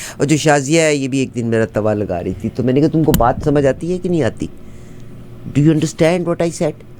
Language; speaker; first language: Urdu; native; Urdu